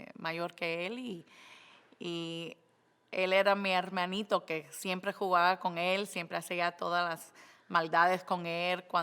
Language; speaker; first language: Spanish; early bilingual, other home language; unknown